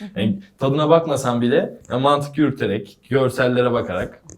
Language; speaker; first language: Turkish; native; Turkish